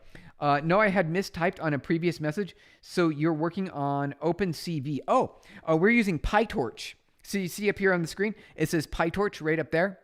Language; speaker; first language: English; native; English